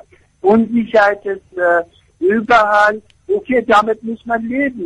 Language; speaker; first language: German; non-native, fluent; Persian